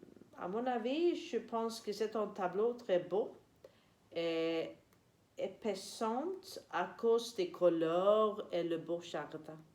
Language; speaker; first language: French; non-native, learner; Swedish